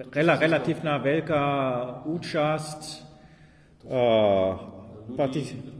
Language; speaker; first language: Slovak; non-native, learner; German